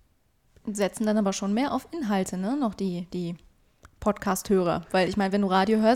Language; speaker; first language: German; native; German